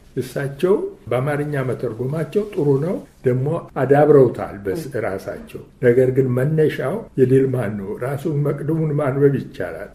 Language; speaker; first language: Amharic; native; Amharic